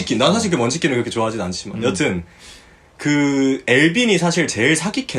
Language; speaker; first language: Korean; native; Korean